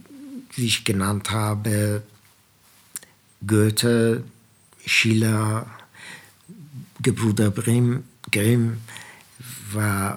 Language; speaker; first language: German; non-native, fluent; Persian